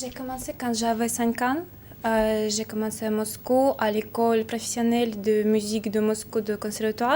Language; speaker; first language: French; non-native, learner; Russian